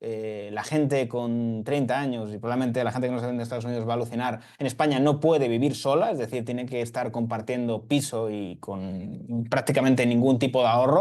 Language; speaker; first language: Spanish; native; Spanish